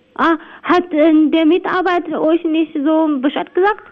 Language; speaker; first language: German; non-native, learner; Chinese